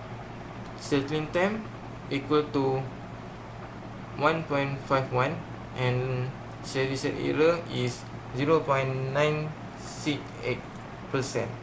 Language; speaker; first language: English; non-native, learner; Malay